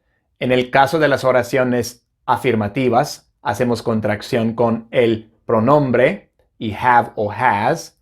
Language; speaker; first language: Spanish; non-native, fluent; English